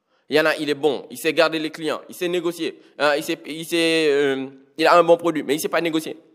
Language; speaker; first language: French; non-native, local second language; Wolof